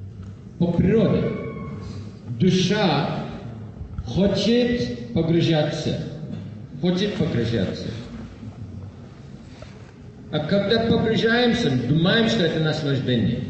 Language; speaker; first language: Russian; non-native, fluent; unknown